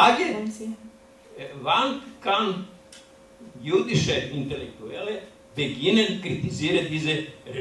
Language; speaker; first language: German; non-native, learner; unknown